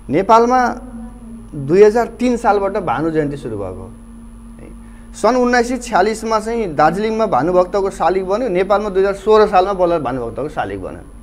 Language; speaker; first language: Nepali; native; Nepali